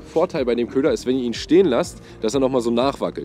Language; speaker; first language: German; native; German